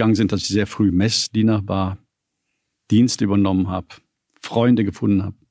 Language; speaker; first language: German; native; German